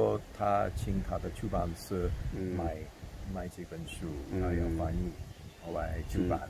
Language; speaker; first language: Chinese; non-native, fluent; English